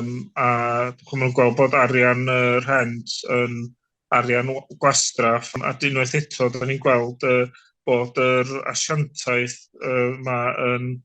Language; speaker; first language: Welsh; native; Welsh